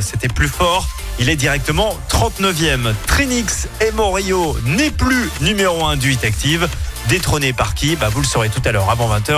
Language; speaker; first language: French; native; French